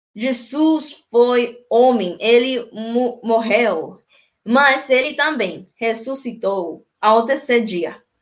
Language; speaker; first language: Portuguese; non-native, learner; Spanish